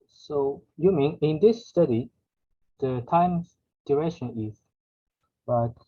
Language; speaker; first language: English; non-native, learner; Japanese